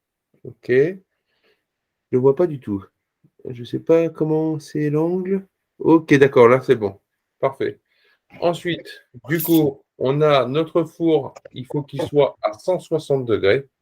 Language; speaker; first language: French; native; French